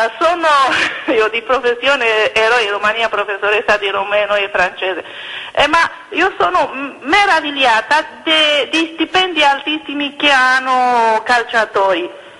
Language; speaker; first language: Italian; non-native, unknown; Romanian